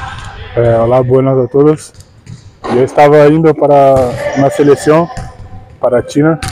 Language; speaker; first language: Spanish; non-native, learner; Portuguese